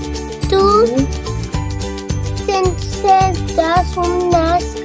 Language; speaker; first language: Spanish; non-native, learner; English